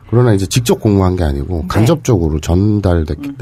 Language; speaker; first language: Korean; native; Korean